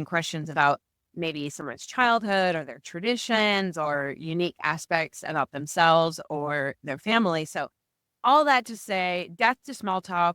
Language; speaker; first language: English; native; English